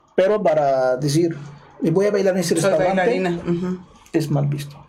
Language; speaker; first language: Spanish; non-native, fluent; Arabic